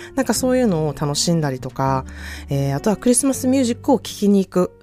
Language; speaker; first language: Japanese; native; Japanese